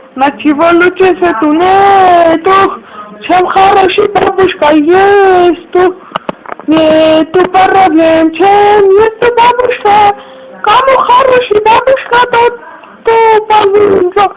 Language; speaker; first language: Russian; non-native, learner; Armenian